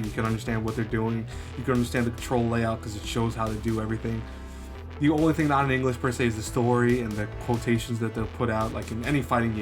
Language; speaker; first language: English; native; English